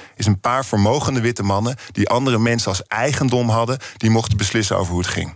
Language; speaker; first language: Dutch; native; Dutch